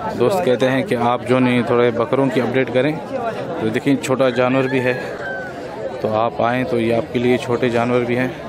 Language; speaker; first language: Urdu; non-native, local second language; Sindhi